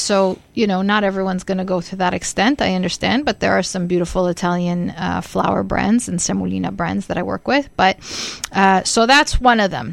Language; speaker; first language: English; early bilingual, other home language; Italian